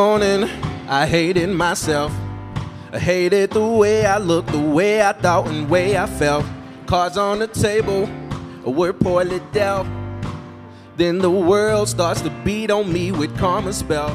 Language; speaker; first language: English; native; English